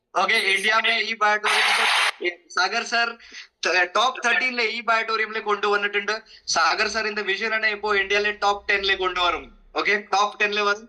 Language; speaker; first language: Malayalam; non-native, fluent; Hindi